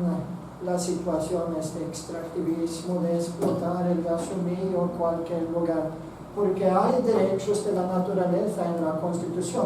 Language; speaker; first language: Spanish; non-native, fluent; Swedish